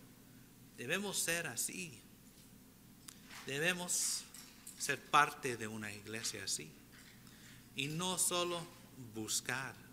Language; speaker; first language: Spanish; early bilingual, heritage; English